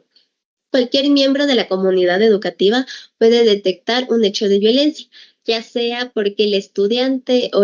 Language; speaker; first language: Spanish; native; Spanish